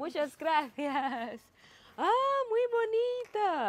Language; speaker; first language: Spanish; non-native, learner; Swahili